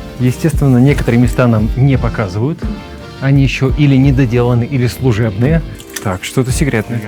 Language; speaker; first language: Russian; native; Russian